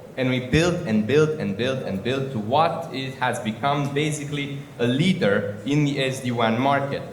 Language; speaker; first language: English; non-native, fluent; Romanian